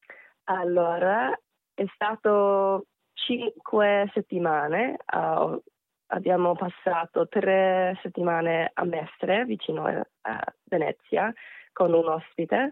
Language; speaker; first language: Italian; non-native, fluent; Korean